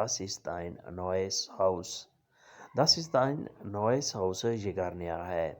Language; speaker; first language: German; non-native, learner; Urdu